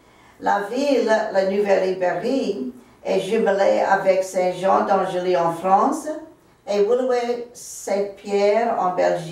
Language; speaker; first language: French; non-native, local second language; English